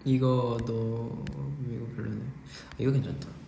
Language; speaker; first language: Korean; non-native, fluent; Chinese